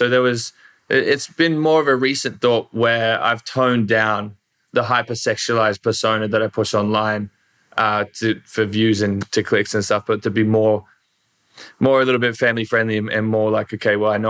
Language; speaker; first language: English; native; English